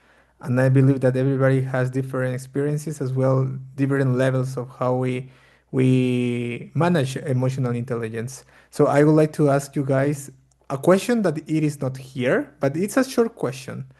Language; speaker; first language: English; non-native, fluent; Spanish